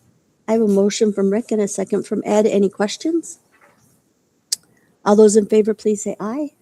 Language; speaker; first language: English; native; English